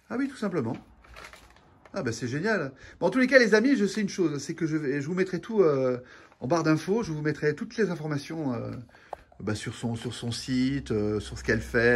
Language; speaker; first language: French; native; French